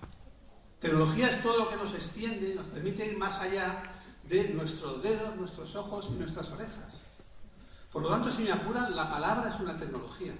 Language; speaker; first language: Spanish; native; Spanish